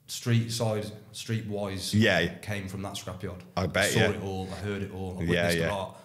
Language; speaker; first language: English; native; English